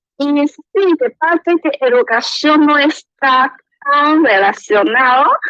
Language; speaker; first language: Spanish; non-native, learner; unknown